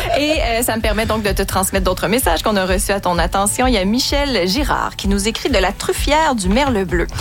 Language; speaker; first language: French; native; French